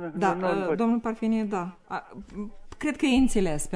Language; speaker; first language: Romanian; native; Romanian